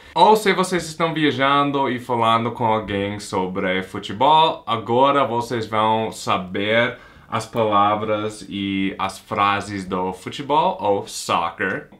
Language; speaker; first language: Portuguese; non-native, fluent; English